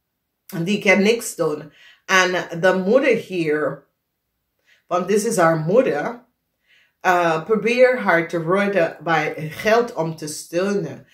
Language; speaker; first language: Dutch; non-native, fluent; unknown